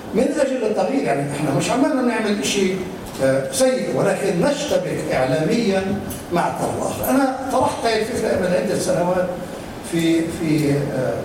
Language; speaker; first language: Arabic; native; Arabic